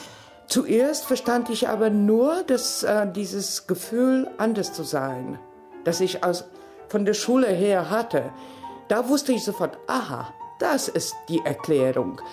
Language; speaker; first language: German; non-native, fluent; Polish